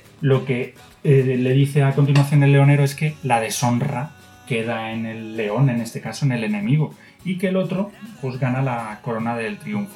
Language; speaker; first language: Spanish; native; Spanish